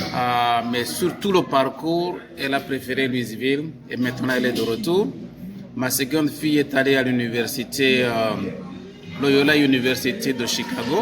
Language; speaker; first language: French; non-native, local second language; Kinyarwanda